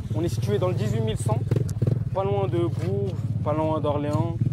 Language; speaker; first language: French; native; French